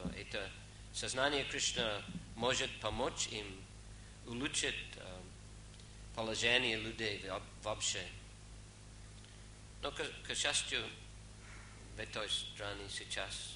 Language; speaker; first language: Russian; non-native, fluent; English